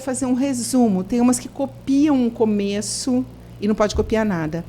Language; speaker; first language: Portuguese; native; Portuguese